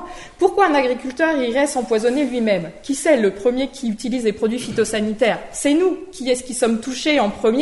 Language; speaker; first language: French; native; French